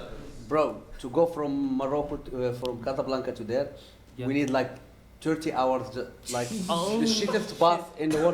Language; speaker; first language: English; non-native, fluent; Arabic